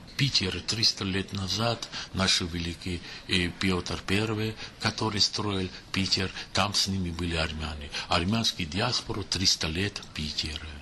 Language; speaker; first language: Russian; non-native, local second language; Armenian